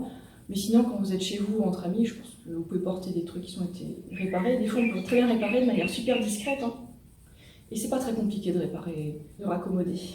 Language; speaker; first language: French; native; French